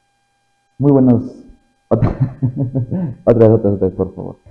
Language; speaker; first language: Spanish; native; Spanish